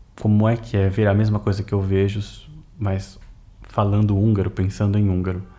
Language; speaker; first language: Portuguese; native; Portuguese